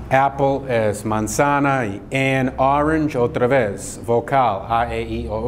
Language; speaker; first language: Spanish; non-native, fluent; English